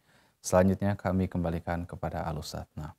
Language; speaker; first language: Indonesian; native; Indonesian